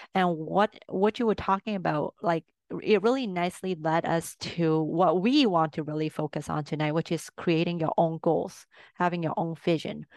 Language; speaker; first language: English; early bilingual, other home language; Cantonese